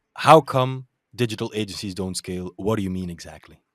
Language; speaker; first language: English; non-native, fluent; Dutch